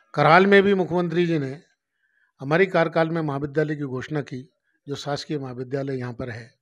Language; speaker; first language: Hindi; native; Hindi